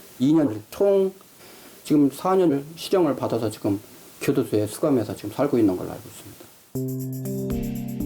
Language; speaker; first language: Korean; native; Korean